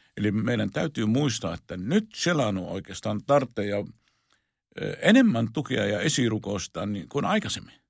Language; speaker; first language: Finnish; non-native, fluent; Arabic